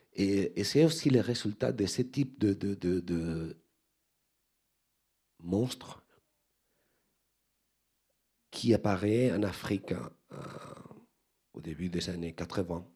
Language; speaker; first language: French; non-native, learner; Spanish